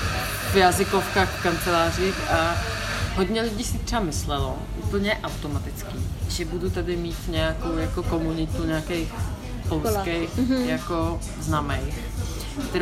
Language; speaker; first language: Czech; early bilingual, heritage; Czech